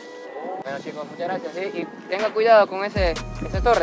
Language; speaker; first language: Spanish; non-native, fluent; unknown